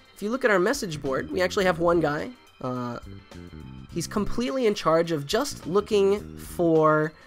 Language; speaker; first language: English; native; English